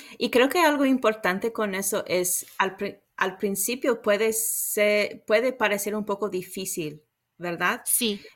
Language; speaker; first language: Spanish; non-native, fluent; English